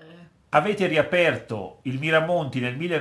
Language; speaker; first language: Italian; native; Italian